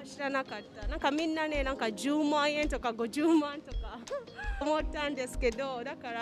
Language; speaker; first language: Japanese; non-native, learner; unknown